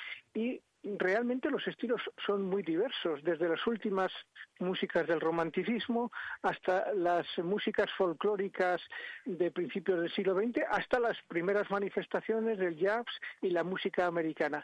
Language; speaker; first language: Spanish; native; Spanish